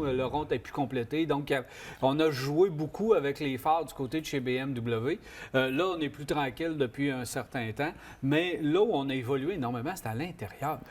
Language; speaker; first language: French; native; French